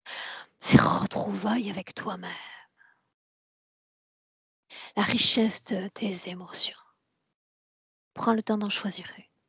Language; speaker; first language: French; native; French